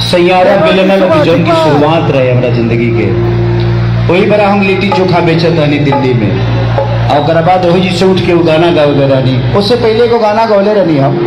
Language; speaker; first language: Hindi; non-native, local second language; Bhojpuri